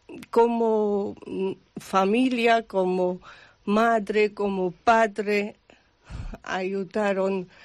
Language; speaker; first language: Spanish; non-native, learner; Georgian